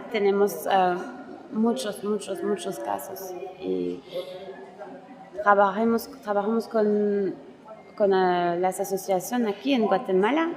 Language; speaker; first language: Spanish; non-native, learner; French